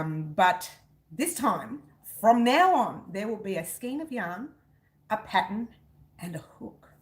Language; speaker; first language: English; native; English